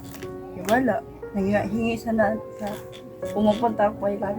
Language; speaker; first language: Filipino; non-native, local second language; Cebuano